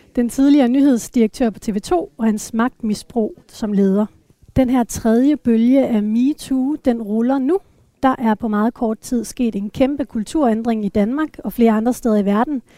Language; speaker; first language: Danish; native; Danish